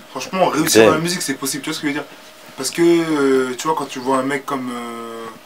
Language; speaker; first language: French; native; French